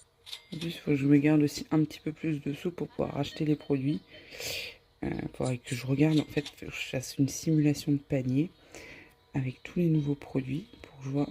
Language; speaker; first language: French; native; French